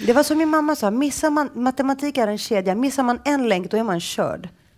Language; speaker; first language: Swedish; native; Swedish